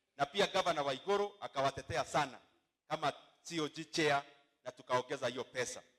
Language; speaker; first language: Swahili; non-native, local second language; Kikuyu